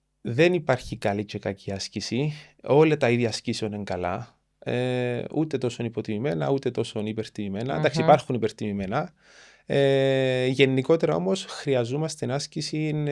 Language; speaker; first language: Greek; native; Greek